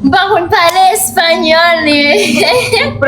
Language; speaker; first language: Spanish; non-native, learner; Haitian Creole